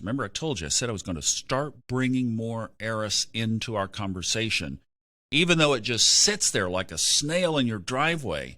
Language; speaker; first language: English; native; English